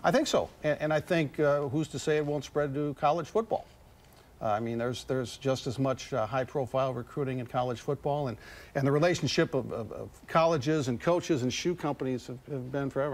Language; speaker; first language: English; native; English